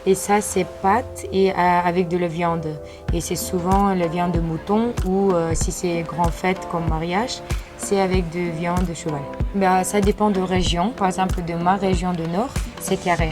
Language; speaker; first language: French; non-native, learner; Kyrgyz